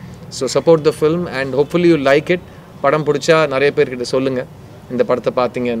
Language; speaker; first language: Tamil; native; Tamil